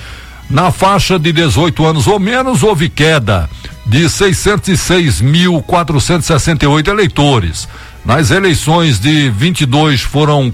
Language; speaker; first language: Portuguese; native; Portuguese